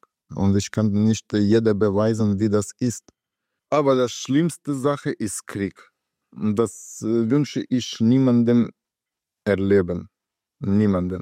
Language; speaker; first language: German; non-native, learner; Ukrainian